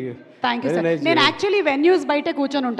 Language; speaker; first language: Telugu; native; Telugu